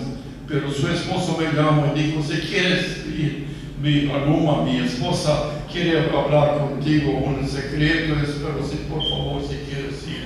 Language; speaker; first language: Spanish; non-native, fluent; Croatian